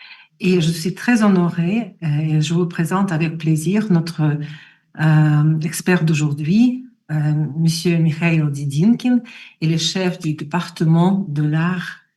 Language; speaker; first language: French; non-native, fluent; Russian